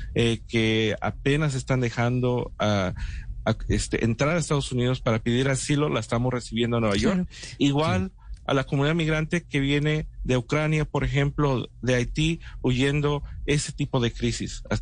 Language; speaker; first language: Spanish; early bilingual, heritage; Spanish